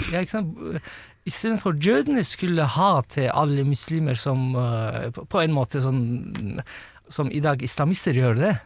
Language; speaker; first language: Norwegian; non-native, fluent; Turkish